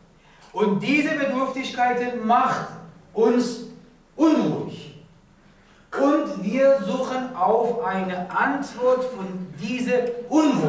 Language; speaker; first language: German; non-native, learner; Persian